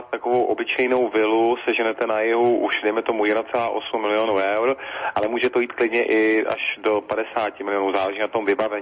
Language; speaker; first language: Czech; native; Czech